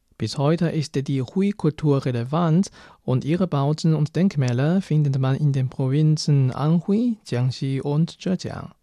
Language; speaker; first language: German; non-native, fluent; Chinese